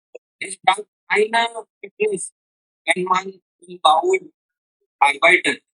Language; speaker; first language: German; non-native, learner; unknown